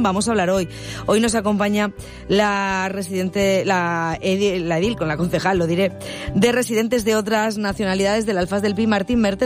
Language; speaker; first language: Spanish; native; Spanish